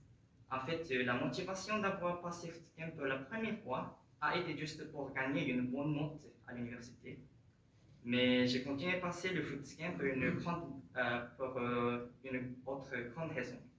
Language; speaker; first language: French; non-native, fluent; Japanese